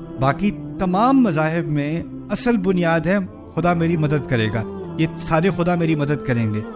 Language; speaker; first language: Urdu; early bilingual, heritage; Urdu